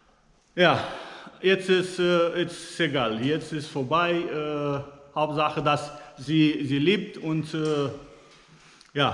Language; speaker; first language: German; non-native, fluent; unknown